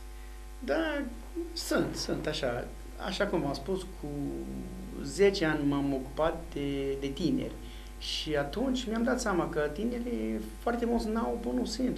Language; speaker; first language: Romanian; non-native, fluent; English